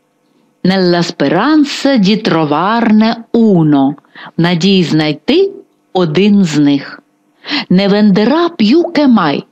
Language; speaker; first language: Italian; non-native, fluent; Ukrainian